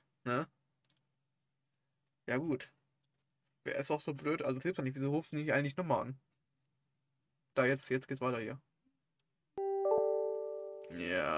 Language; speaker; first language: German; native; German